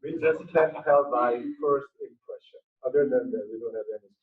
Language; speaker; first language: English; non-native, fluent; Korean